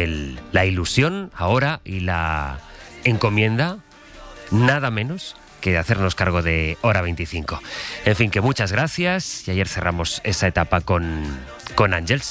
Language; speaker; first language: Spanish; native; Spanish